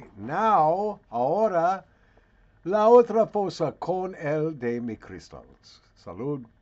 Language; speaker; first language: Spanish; non-native, learner; English